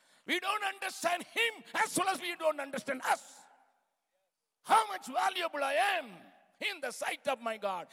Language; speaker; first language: English; non-native, local second language; Tamil